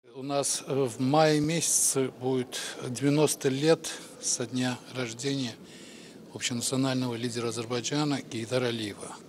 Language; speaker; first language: Russian; non-native, local second language; Azerbaijani